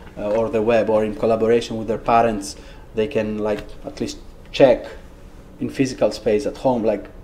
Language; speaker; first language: English; non-native, fluent; Greek